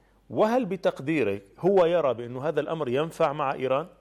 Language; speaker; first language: Arabic; native; Arabic